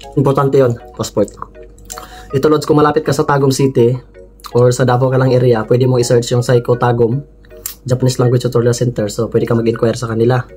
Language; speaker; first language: Filipino; non-native, local second language; Cebuano